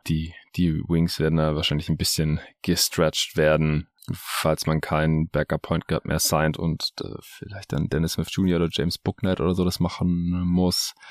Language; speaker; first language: German; native; German